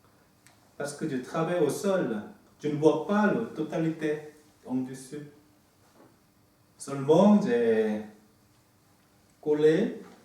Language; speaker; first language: French; non-native, learner; Korean